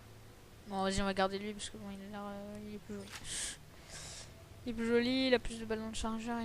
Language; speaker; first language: French; native; French